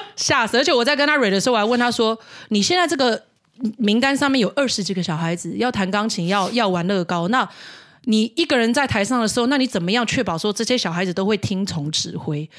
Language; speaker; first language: Chinese; native; Chinese